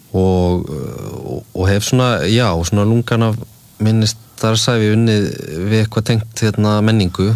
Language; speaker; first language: Icelandic; native; Icelandic